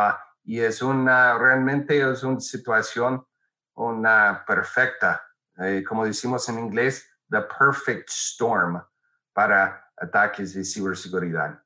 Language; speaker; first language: Spanish; non-native, fluent; English